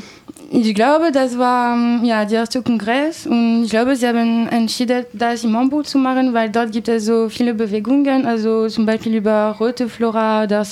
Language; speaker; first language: German; non-native, learner; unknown